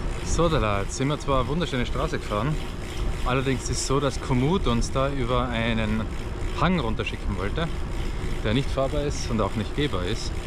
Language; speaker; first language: German; native; German